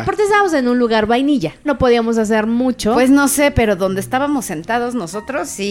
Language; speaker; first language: Spanish; native; Spanish